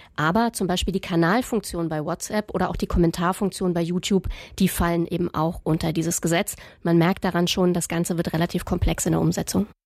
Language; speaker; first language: German; native; German